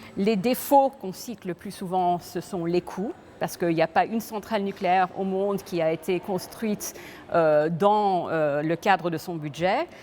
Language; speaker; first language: French; early bilingual, other home language; English